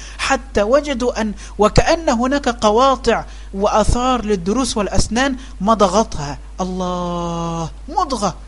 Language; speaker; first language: Arabic; native; Arabic